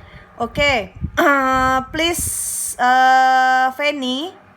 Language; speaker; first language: English; non-native, learner; Indonesian